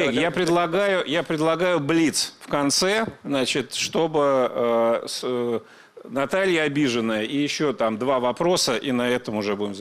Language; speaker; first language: Russian; native; Russian